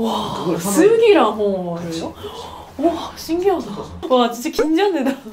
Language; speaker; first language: Korean; non-native, fluent; Japanese